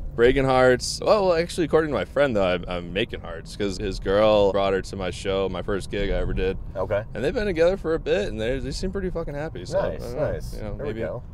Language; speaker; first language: English; native; English